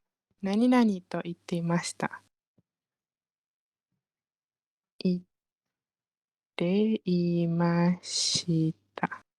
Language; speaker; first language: Japanese; non-native, learner; Malay